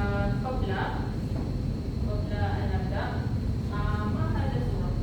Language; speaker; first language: Arabic; non-native, learner; Malay